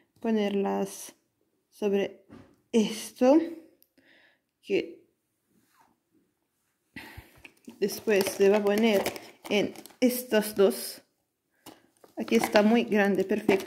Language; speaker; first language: Spanish; non-native, learner; Italian